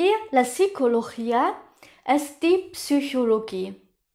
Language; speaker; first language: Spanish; non-native, fluent; German